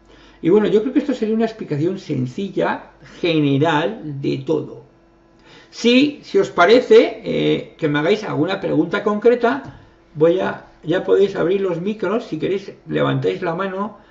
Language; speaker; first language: Spanish; native; Spanish